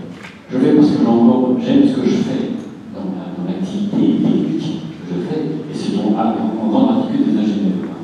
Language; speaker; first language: French; native; French